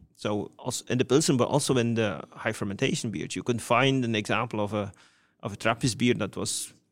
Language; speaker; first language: English; non-native, fluent; Dutch